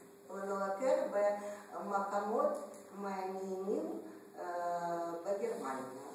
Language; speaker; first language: Hebrew; non-native, learner; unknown